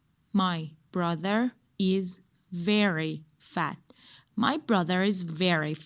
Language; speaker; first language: English; non-native, fluent; Persian